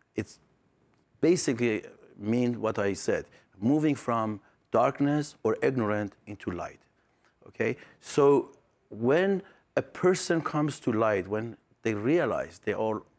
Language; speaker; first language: English; non-native, fluent; Persian